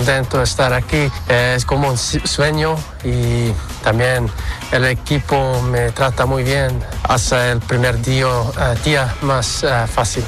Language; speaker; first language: Spanish; non-native, learner; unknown